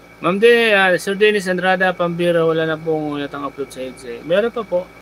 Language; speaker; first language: Filipino; native; Filipino